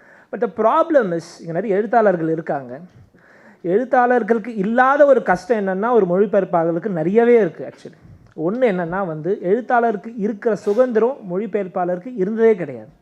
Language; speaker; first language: Tamil; native; Tamil